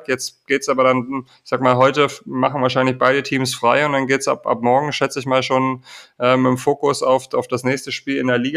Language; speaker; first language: German; native; German